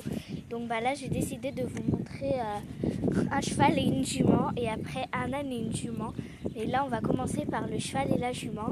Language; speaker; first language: French; native; French